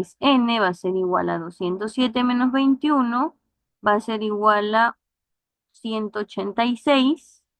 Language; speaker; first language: Spanish; native; Spanish